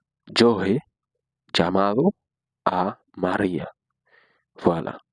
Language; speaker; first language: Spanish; non-native, learner; Haitian Creole